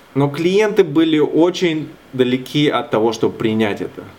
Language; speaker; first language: Russian; native; Russian